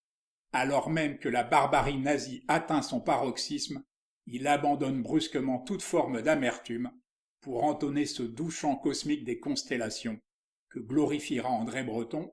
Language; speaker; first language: French; native; French